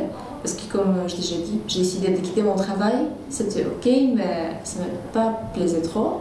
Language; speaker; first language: French; non-native, fluent; Polish